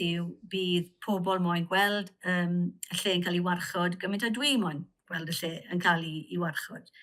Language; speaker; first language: Welsh; native; Welsh